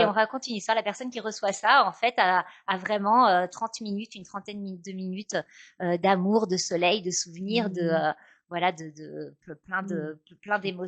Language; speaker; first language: French; native; French